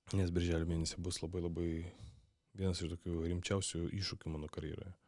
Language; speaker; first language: Lithuanian; native; Lithuanian